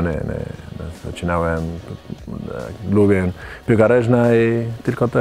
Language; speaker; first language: Polish; non-native, learner; Spanish